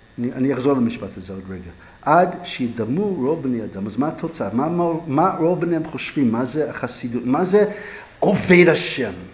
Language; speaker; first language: Hebrew; non-native, fluent; English